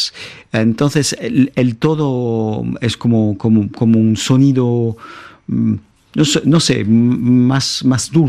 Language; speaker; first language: Spanish; non-native, fluent; French